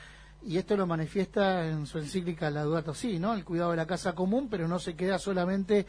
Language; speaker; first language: Spanish; native; Spanish